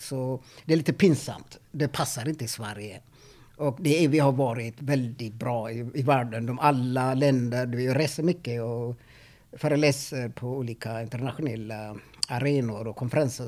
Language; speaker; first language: Swedish; non-native, fluent; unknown